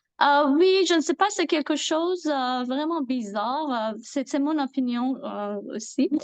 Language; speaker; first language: French; non-native, learner; Persian